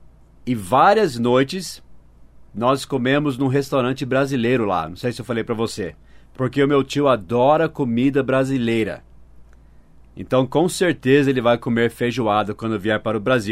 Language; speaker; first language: Portuguese; non-native, fluent; English